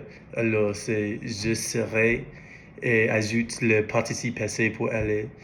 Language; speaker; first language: French; non-native, learner; English